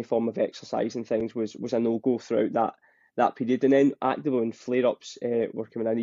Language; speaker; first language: English; native; English